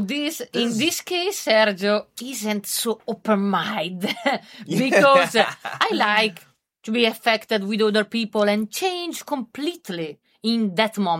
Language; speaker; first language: English; non-native, learner; Italian